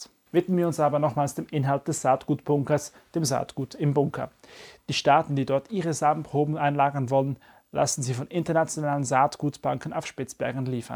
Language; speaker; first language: German; native; German